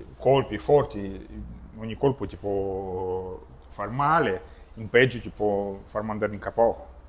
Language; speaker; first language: Italian; non-native, fluent; Russian